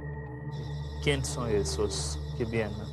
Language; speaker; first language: Spanish; non-native, fluent; Portuguese